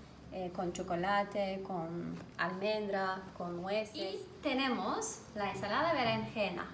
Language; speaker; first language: Spanish; non-native, learner; Turkish